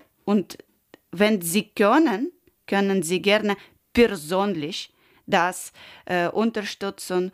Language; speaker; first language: German; non-native, learner; Ukrainian